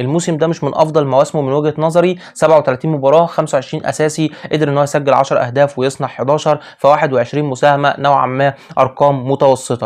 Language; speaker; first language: Arabic; native; Arabic